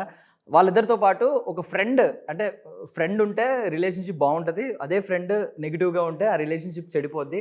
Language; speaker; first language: Telugu; native; Telugu